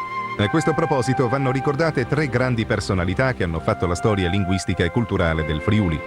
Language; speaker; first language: Italian; native; Italian